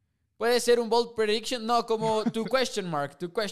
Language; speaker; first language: Spanish; native; Spanish